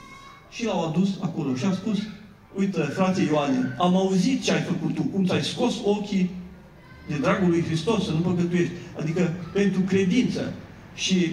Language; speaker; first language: Romanian; native; Romanian